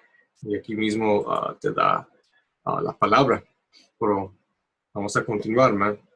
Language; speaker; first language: Spanish; early bilingual, heritage; Spanish